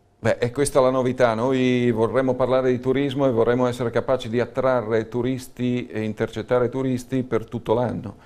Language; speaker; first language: Italian; native; Italian